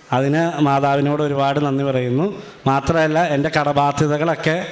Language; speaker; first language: Malayalam; native; Malayalam